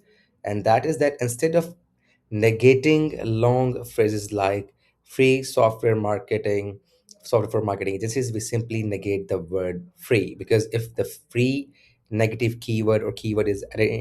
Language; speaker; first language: English; non-native, local second language; Urdu